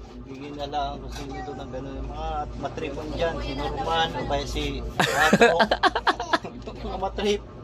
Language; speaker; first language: Filipino; non-native, local second language; Bikol